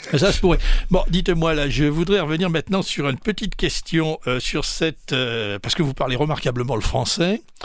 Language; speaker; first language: French; native; French